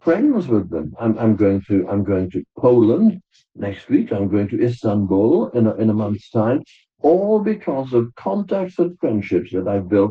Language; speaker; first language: English; native; English